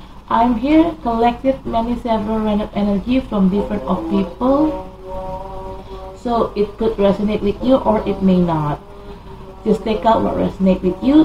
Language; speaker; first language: English; non-native, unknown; Indonesian